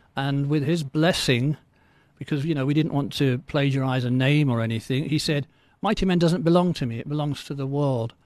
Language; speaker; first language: English; native; English